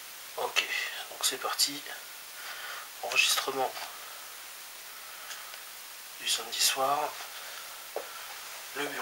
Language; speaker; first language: French; native; French